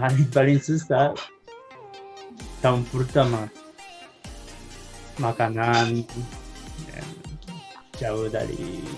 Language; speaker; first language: Indonesian; non-native, learner; Japanese